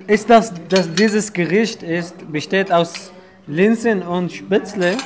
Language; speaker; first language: German; non-native, learner; Arabic